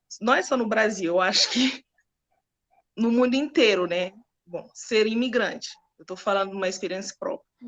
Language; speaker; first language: Portuguese; non-native, fluent; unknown